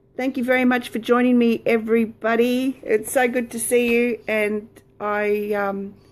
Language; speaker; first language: English; native; English